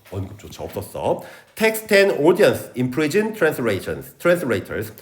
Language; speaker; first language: English; non-native, fluent; Korean